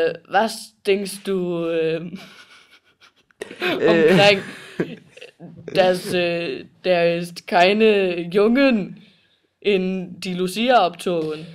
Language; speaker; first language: German; non-native, learner; Danish